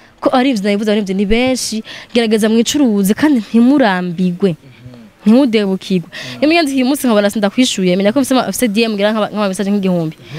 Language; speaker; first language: Rundi; non-native, local second language; Swahili